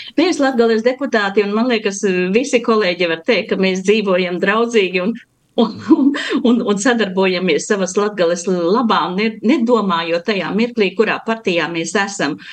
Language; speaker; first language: Latvian; native; Latvian